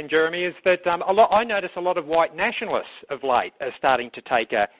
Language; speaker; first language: English; native; English